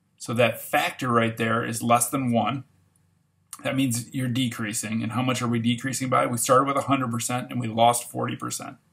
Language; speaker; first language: English; native; English